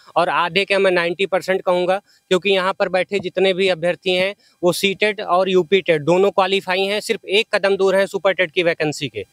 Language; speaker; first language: Hindi; native; Hindi